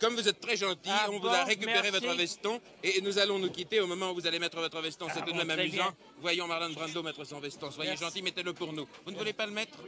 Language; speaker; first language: French; native; French